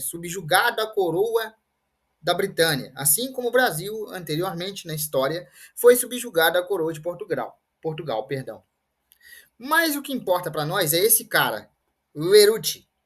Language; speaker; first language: Portuguese; native; Portuguese